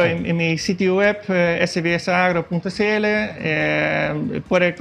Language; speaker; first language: Spanish; non-native, fluent; Dutch